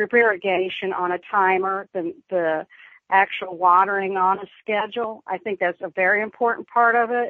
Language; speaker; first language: English; native; English